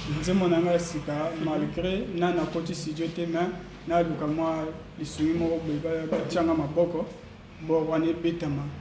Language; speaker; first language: Lingala; native; Lingala